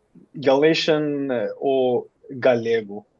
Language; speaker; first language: Portuguese; non-native, fluent; Finnish